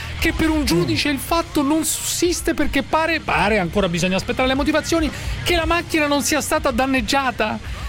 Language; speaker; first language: Italian; native; Italian